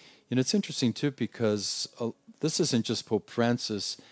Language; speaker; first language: English; native; English